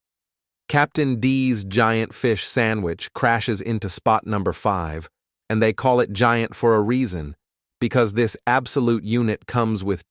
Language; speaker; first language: English; native; English